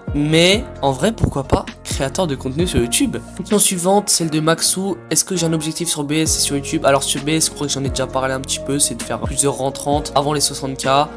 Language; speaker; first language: French; native; French